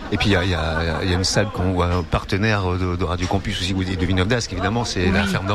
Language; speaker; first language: French; native; French